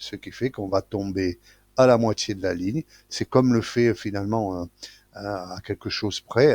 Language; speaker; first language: French; native; French